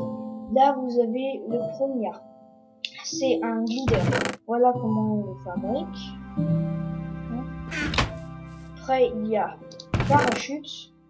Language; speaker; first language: French; non-native, learner; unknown